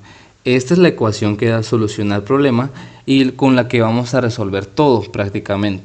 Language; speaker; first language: Spanish; native; Spanish